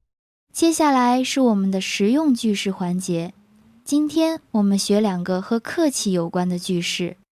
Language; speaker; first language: Chinese; native; Chinese